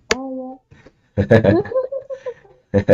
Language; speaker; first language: English; non-native, learner; Japanese